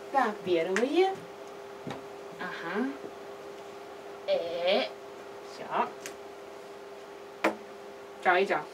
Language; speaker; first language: Russian; non-native, learner; Chinese